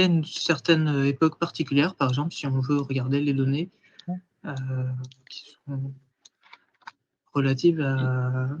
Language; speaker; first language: French; native; French